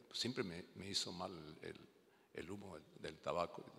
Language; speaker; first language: Spanish; native; Spanish